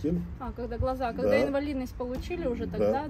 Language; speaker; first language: Russian; native; Russian